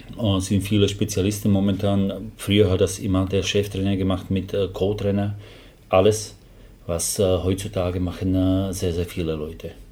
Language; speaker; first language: German; non-native, fluent; Slovak